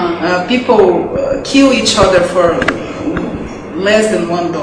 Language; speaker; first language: English; non-native, fluent; Portuguese